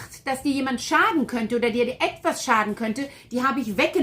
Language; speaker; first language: German; native; German